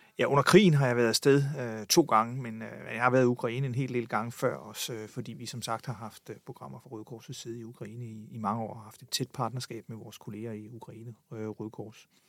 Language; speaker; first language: Danish; native; Danish